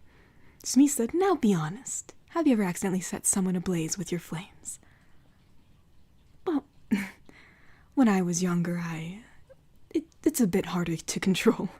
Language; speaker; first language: English; native; English